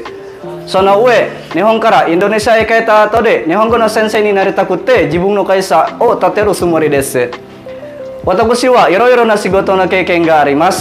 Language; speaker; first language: Japanese; non-native, learner; Indonesian